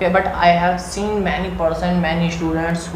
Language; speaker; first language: English; non-native, learner; Hindi